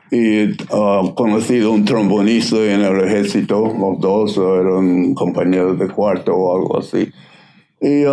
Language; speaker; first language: Spanish; non-native, learner; English